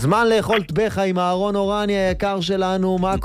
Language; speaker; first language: Hebrew; native; Hebrew